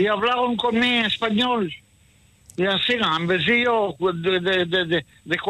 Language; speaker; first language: Spanish; early bilingual, heritage; Ladino